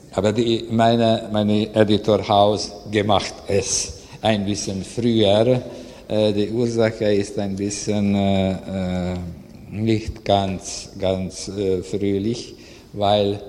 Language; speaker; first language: German; non-native, learner; Hungarian